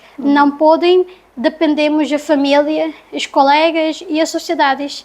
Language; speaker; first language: Portuguese; non-native, learner; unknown